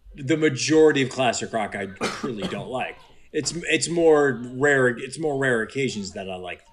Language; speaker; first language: English; native; English